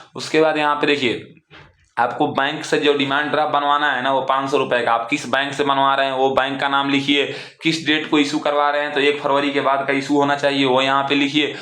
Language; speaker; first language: Hindi; non-native, local second language; Bhojpuri